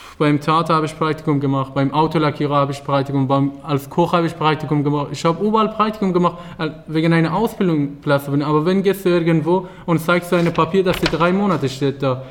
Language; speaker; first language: German; non-native, learner; Persian